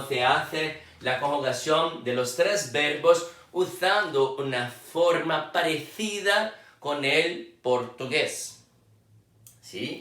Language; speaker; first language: Spanish; non-native, fluent; Portuguese